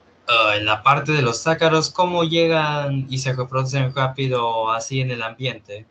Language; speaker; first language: Spanish; native; Spanish